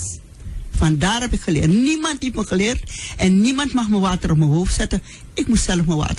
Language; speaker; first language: Dutch; non-native, local second language; Sranan Tongo